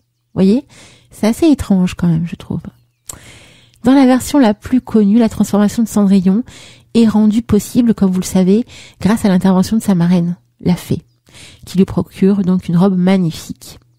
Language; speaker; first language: French; native; French